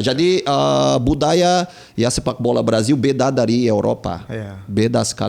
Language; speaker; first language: Indonesian; non-native, fluent; Portuguese